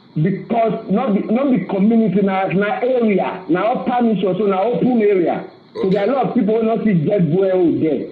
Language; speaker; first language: Nigerian Pidgin; native; Nigerian Pidgin